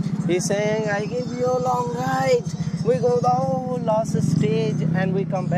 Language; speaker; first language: English; non-native, learner; Urdu